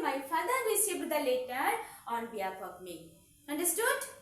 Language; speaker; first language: English; non-native, local second language; Bangla